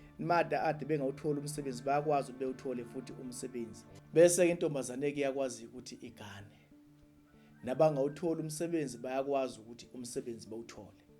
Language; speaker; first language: Zulu; native; Zulu